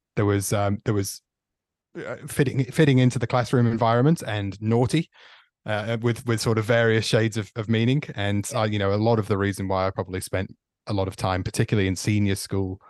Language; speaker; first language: English; native; English